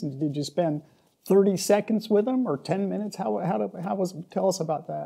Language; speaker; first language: English; native; English